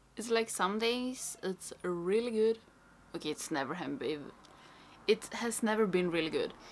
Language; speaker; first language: English; non-native, fluent; Swedish